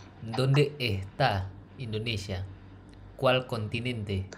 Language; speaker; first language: Spanish; non-native, learner; Indonesian